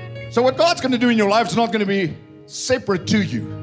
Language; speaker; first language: English; non-native, local second language; Afrikaans